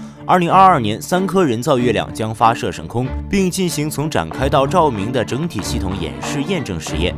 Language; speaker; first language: Chinese; native; Chinese